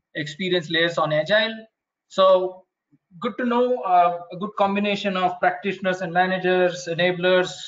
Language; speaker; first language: English; non-native, local second language; Marathi